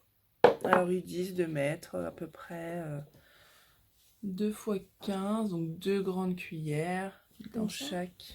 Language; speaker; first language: French; native; French